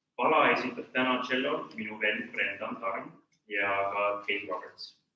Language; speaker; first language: Estonian; native; Estonian